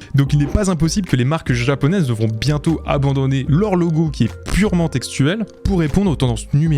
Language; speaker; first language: French; native; French